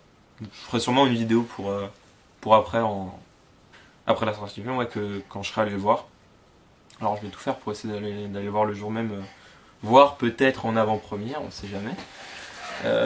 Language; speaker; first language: French; native; French